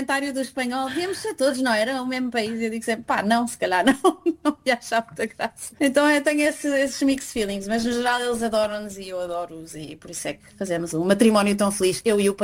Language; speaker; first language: Portuguese; native; Portuguese